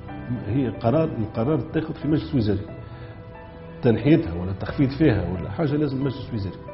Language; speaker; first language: Arabic; native; Arabic